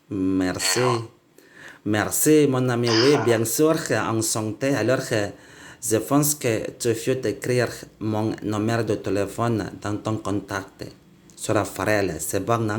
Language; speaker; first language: French; non-native, learner; Indonesian